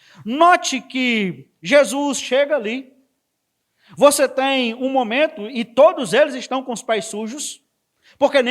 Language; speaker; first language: Portuguese; native; Portuguese